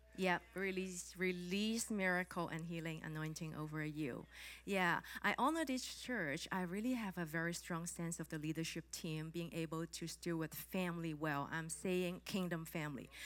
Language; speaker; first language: English; non-native, local second language; Cantonese